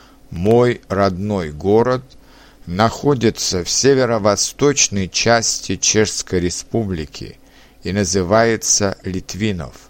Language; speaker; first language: Russian; non-native, learner; Czech